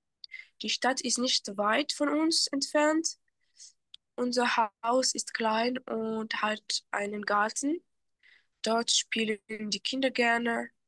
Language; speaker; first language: German; non-native, fluent; French